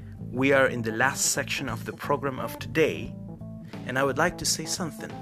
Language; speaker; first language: English; non-native, fluent; Spanish